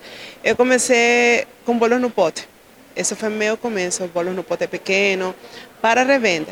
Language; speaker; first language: Portuguese; non-native, learner; Spanish